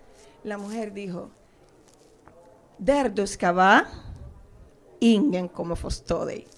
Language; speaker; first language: Swedish; non-native, fluent; Spanish